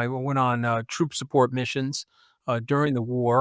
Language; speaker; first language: English; native; English